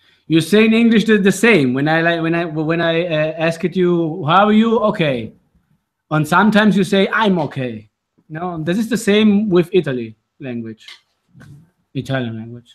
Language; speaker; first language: English; non-native, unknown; Italian